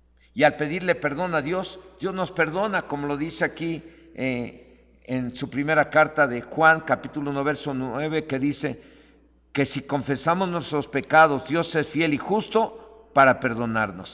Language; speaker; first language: Spanish; native; Spanish